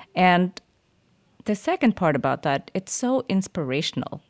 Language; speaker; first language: English; early bilingual, other home language; German